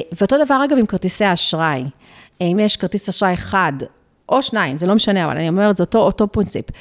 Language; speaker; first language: Hebrew; early bilingual, other home language; Spanish